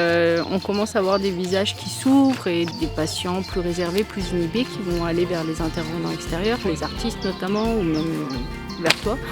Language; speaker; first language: French; native; French